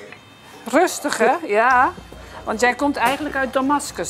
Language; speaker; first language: Dutch; native; Dutch